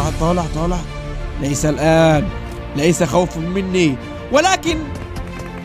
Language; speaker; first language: Arabic; native; Arabic